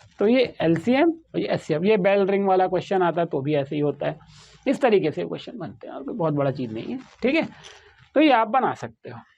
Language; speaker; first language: Hindi; native; Hindi